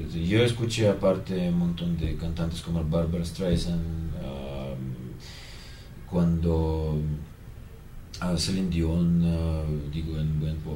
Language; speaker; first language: Spanish; non-native, learner; Russian